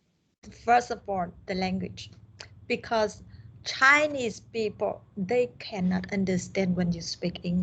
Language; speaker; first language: English; non-native, learner; Vietnamese